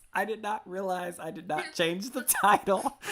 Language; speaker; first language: English; native; English